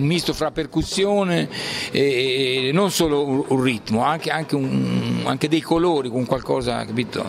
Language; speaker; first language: Italian; native; Italian